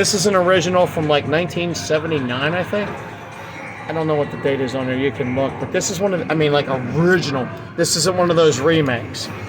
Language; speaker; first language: English; native; English